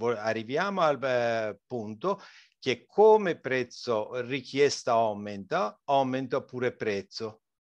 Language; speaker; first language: Italian; non-native, fluent; Persian